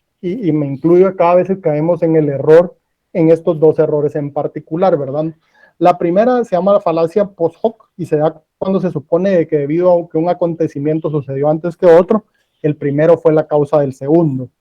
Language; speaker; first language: Spanish; native; Spanish